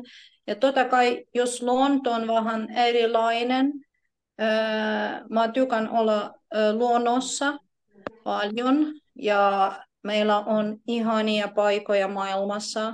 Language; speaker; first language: Finnish; non-native, fluent; Polish